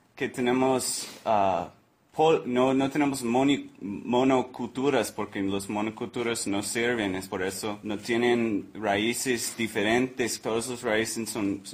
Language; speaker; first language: Spanish; non-native, learner; English